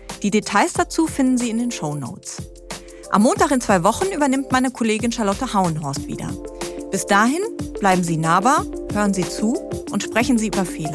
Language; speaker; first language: German; native; German